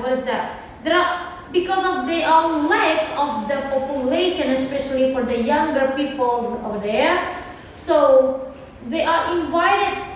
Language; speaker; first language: English; non-native, learner; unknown